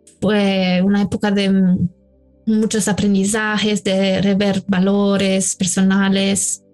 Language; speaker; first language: Spanish; non-native, fluent; German